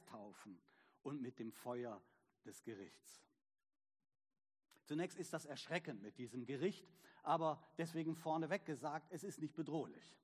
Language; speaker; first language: German; native; German